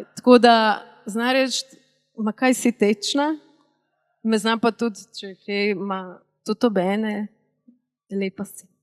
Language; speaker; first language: Slovenian; native; Slovenian